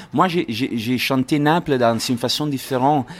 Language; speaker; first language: French; non-native, learner; Italian